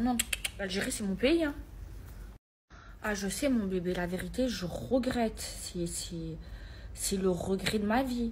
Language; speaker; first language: French; native; French